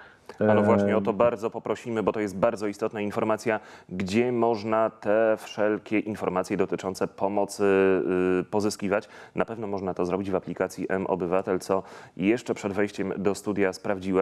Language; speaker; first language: Polish; native; Polish